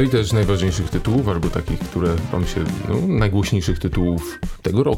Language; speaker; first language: Polish; native; Polish